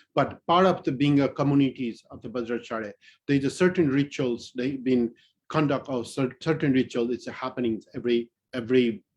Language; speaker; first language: English; non-native, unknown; Newari